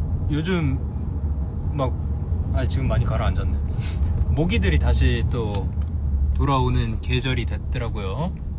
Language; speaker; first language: Korean; native; Korean